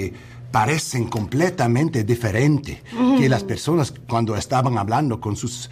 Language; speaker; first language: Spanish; non-native, fluent; English